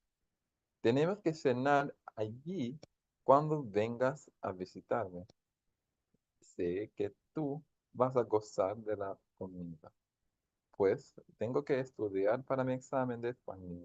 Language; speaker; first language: Spanish; non-native, fluent; English